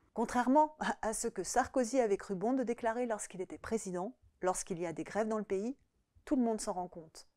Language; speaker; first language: French; native; French